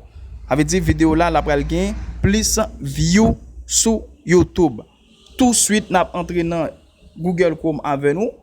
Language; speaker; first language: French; non-native, learner; Haitian Creole